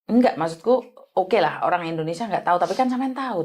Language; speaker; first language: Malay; non-native, local second language; Javanese